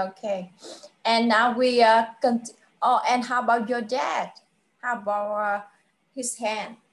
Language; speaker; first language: English; non-native, fluent; Vietnamese